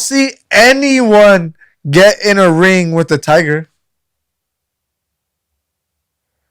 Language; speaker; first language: English; native; English